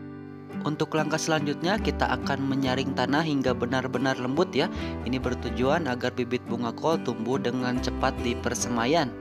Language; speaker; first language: Indonesian; native; Indonesian